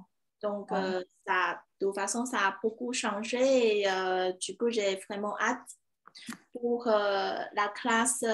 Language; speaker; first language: French; non-native, fluent; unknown